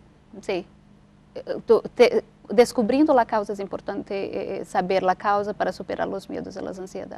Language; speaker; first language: Spanish; non-native, fluent; Portuguese